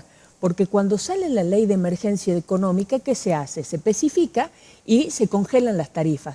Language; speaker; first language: Spanish; native; Spanish